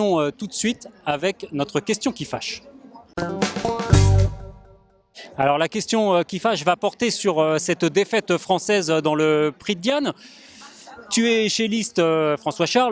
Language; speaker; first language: French; native; French